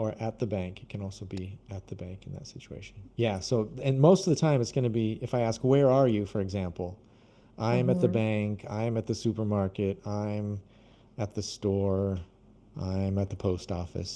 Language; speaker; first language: English; non-native, fluent; Portuguese